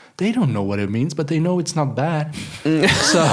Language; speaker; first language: English; non-native, fluent; Dutch